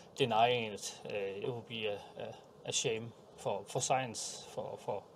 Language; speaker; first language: English; non-native, fluent; Danish